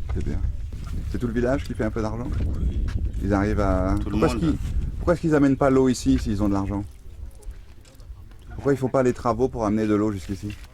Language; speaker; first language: French; native; French